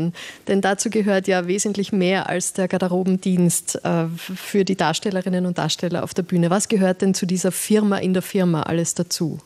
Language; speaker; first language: German; native; German